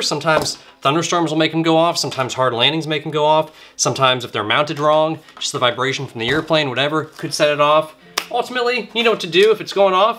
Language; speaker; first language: English; native; English